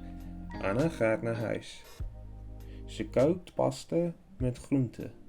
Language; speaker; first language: Dutch; early bilingual, heritage; English